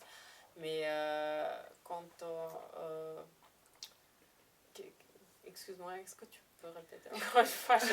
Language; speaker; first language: French; non-native, fluent; Serbian